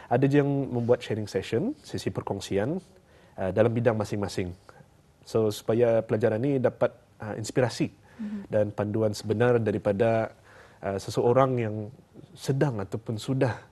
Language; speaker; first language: Malay; native; Malay